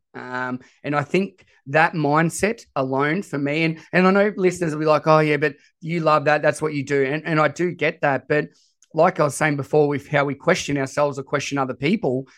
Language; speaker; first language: English; native; English